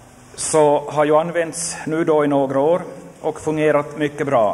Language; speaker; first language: Swedish; native; Swedish